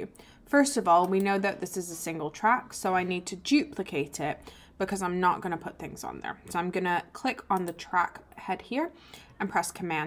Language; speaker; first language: English; native; English